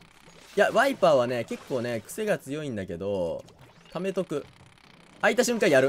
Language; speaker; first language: Japanese; native; Japanese